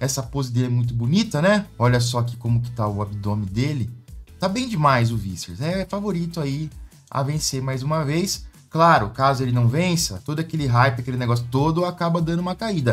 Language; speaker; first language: Portuguese; native; Portuguese